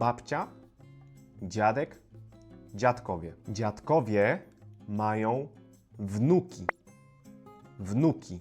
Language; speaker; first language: Polish; native; Polish